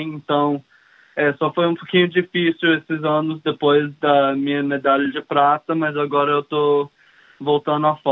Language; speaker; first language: Portuguese; early bilingual, heritage; English